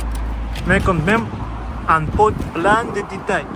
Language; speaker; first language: French; non-native, fluent; Russian